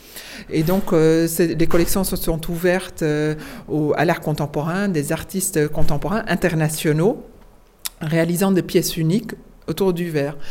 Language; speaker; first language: French; native; French